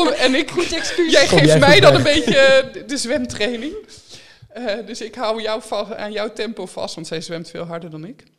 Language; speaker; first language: Dutch; native; Dutch